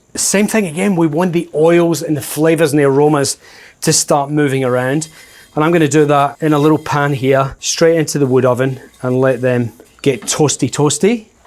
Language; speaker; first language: English; native; English